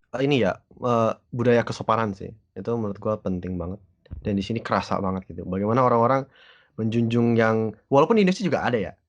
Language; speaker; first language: Indonesian; early bilingual, other home language; English